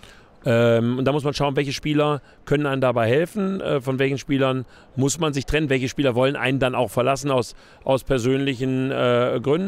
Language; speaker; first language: German; native; German